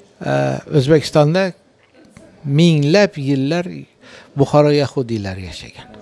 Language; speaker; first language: Uzbek; native; Uzbek